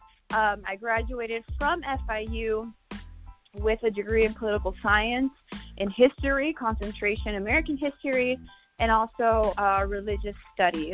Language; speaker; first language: English; native; English